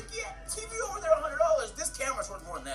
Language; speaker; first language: English; native; English